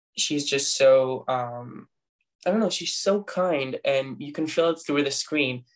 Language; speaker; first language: English; non-native, fluent; Hebrew